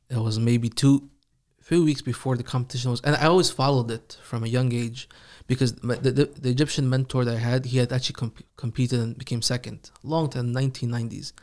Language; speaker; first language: English; early bilingual, other home language; Persian